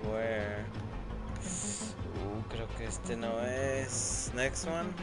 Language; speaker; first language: Spanish; early bilingual, other home language; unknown